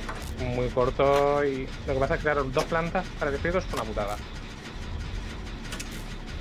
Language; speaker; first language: Spanish; native; Spanish